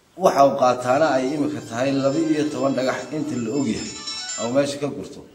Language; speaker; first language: Somali; native; Somali